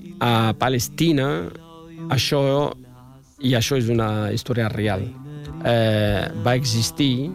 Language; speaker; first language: Catalan; non-native, fluent; Riffian